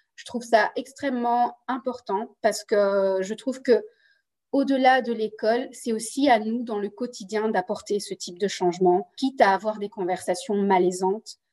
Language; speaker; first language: French; early bilingual, other home language; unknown